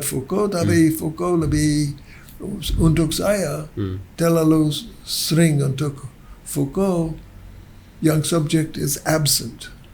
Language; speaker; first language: Indonesian; non-native, learner; English